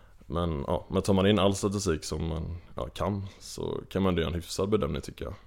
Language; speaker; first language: Swedish; native; Swedish